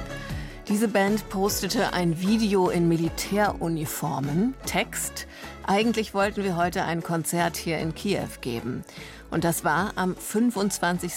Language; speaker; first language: German; native; German